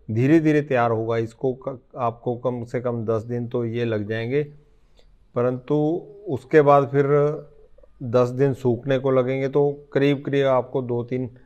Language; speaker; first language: Hindi; non-native, local second language; Punjabi